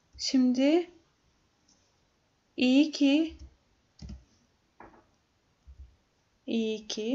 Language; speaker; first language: Turkish; non-native, fluent; Arabic